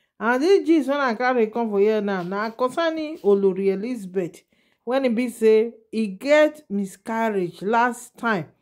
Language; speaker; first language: Nigerian Pidgin; native; Nigerian Pidgin